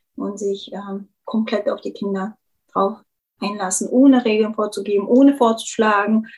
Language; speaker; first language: German; non-native, fluent; Bulgarian